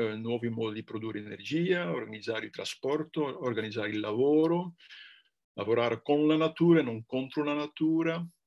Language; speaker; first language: Italian; non-native, fluent; Dutch